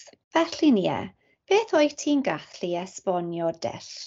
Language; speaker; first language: Welsh; non-native, learner; English